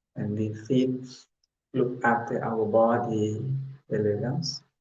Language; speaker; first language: English; non-native, learner; Thai